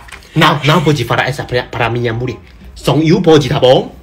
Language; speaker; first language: Portuguese; non-native, learner; Chinese